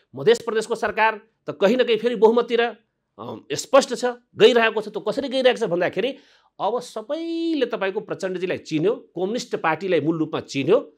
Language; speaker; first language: Nepali; non-native, local second language; Maithili